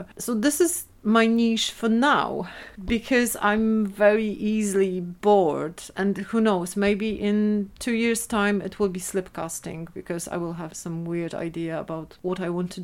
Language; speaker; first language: English; non-native, fluent; Polish